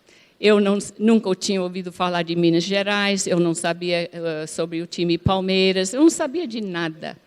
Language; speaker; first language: Portuguese; non-native, fluent; English